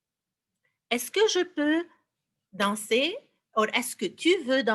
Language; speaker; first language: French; non-native, fluent; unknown